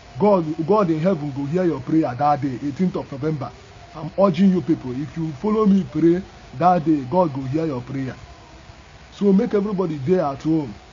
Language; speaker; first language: Nigerian Pidgin; non-native, local second language; Igbo